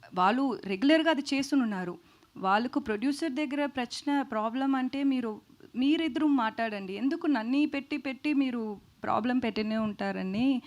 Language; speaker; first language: Telugu; non-native, learner; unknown